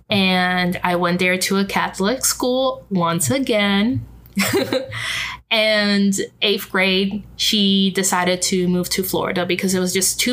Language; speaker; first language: English; non-native, fluent; Spanish